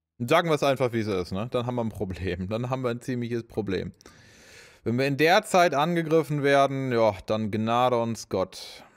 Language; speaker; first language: German; native; German